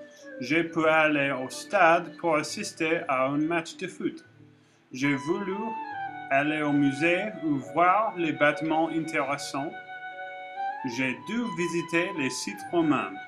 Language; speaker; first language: French; non-native, learner; English